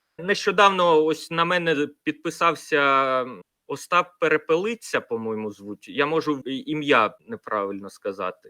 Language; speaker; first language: Ukrainian; native; Ukrainian